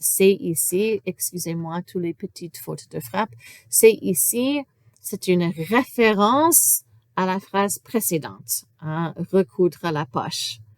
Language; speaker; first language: French; non-native, fluent; English